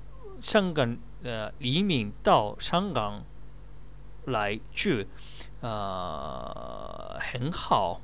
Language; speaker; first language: Chinese; non-native, learner; Japanese